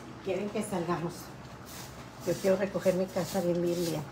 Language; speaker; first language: Spanish; native; Spanish